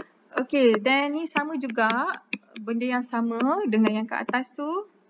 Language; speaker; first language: Malay; native; Malay